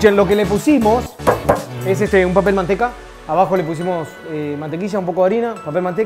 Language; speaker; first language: Spanish; native; Spanish